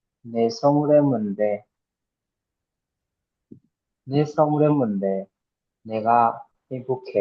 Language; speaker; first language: Korean; non-native, learner; Burmese